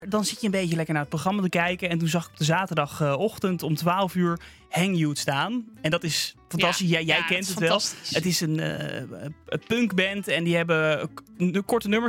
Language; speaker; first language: Dutch; native; Dutch